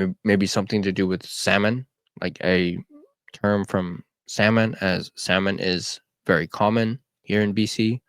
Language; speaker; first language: English; native; English